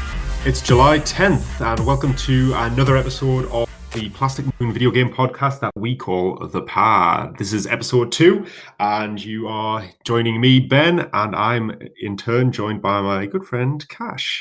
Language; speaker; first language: English; native; English